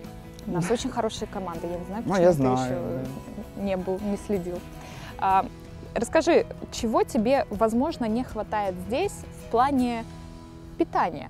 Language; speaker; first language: Russian; native; Russian